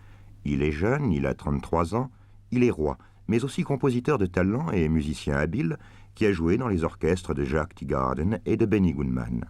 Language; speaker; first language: French; native; French